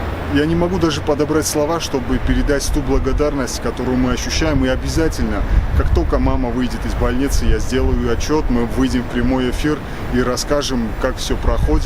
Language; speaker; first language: Russian; native; Russian